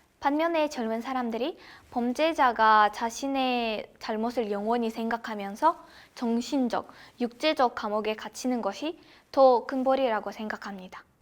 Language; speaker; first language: Korean; non-native, fluent; Kazakh